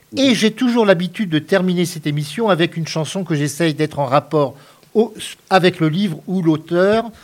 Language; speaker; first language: French; native; French